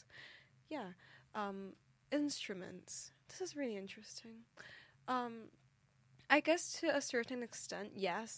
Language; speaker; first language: English; non-native, local second language; Cantonese